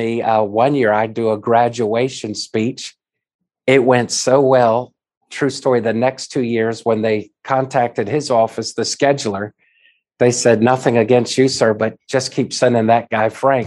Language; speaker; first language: English; native; English